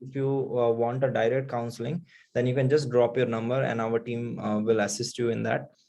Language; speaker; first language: English; non-native, local second language; Nepali